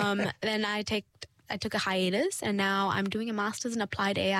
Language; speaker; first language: English; native; English